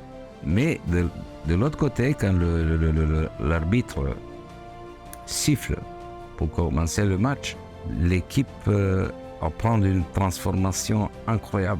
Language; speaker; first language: French; non-native, fluent; Serbian